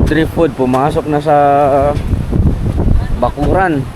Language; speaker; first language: Filipino; non-native, local second language; Iloko